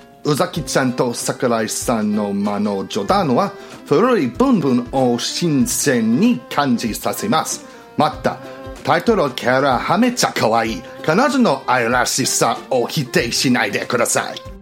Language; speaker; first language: Japanese; non-native, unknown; English